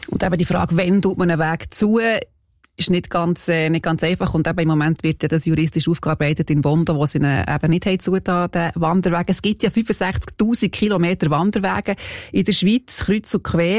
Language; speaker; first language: German; native; German